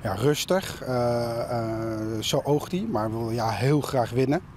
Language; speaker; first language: Dutch; native; Dutch